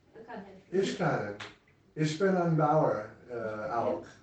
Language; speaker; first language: German; non-native, learner; English